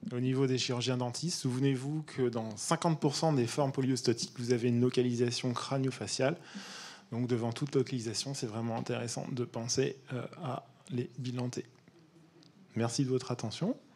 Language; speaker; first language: French; native; French